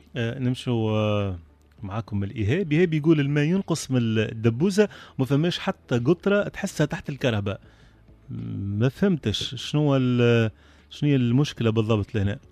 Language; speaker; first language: Arabic; native; Arabic